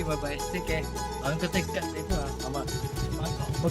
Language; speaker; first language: English; non-native, learner; Malay